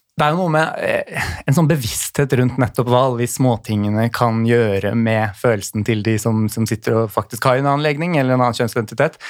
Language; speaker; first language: Norwegian; native; Norwegian